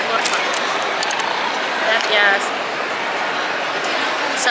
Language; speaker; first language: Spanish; non-native, learner; Filipino